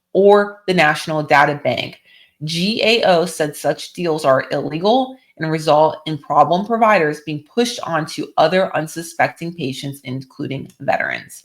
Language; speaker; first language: English; native; English